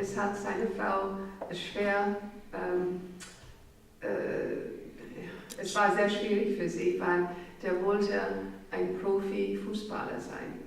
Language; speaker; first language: German; non-native, fluent; English